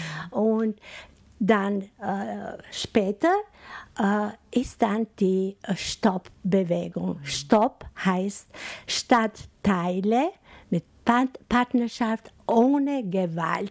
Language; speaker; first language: German; non-native, learner; Albanian